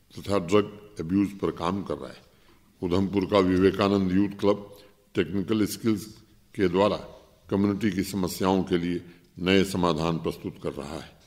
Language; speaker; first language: Hindi; native; Hindi